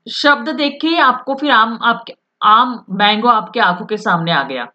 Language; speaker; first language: Hindi; non-native, local second language; Marathi